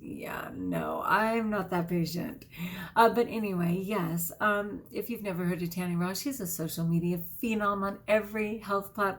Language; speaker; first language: English; native; English